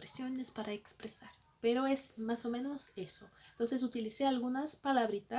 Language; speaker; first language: Spanish; non-native, fluent; Portuguese